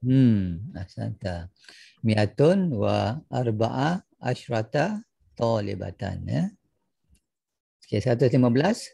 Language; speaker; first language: Arabic; non-native, fluent; Malay